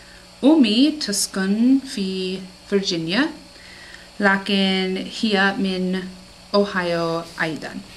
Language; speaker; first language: Arabic; non-native, learner; English